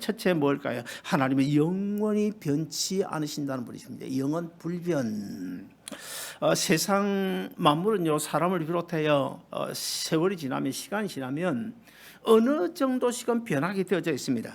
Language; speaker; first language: Korean; native; Korean